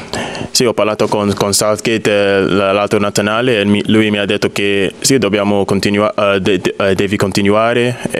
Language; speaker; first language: Italian; non-native, fluent; English